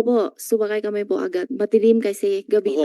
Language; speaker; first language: Filipino; non-native, learner; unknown